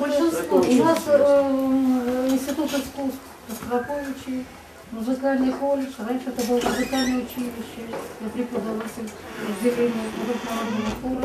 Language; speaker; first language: Russian; native; Russian